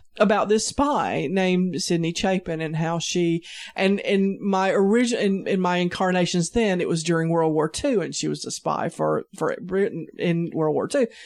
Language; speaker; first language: English; native; English